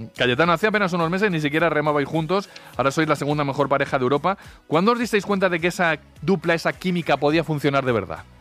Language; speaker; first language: Spanish; native; Spanish